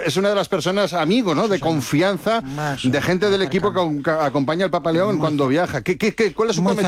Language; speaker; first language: Spanish; native; Spanish